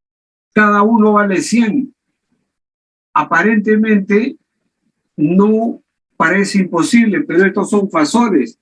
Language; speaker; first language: Spanish; native; Spanish